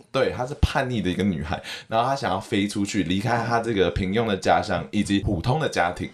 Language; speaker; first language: Chinese; native; Chinese